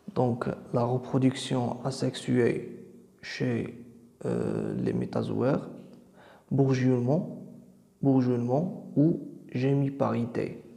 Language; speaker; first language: French; non-native, local second language; Arabic